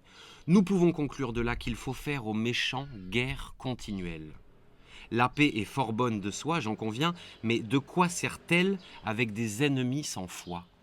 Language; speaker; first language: French; native; French